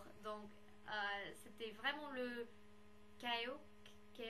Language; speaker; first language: French; non-native, fluent; English